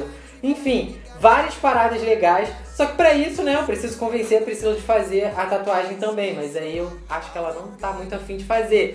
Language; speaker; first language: Portuguese; native; Portuguese